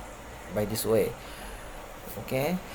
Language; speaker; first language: English; non-native, learner; Bangla